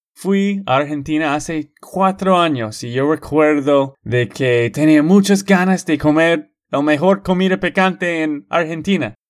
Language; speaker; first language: Spanish; non-native, fluent; English